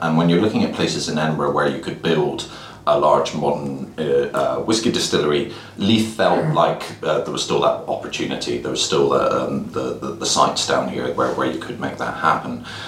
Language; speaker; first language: English; native; English